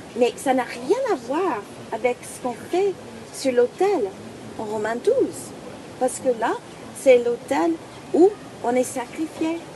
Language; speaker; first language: French; non-native, fluent; English